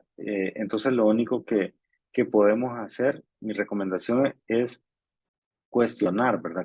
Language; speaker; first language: Spanish; native; Spanish